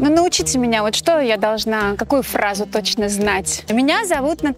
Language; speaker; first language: Russian; native; Russian